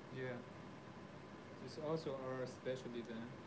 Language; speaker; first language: English; non-native, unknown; Chinese